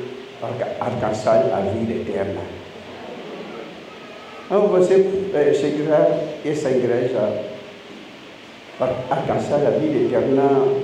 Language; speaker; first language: Portuguese; non-native, learner; Lingala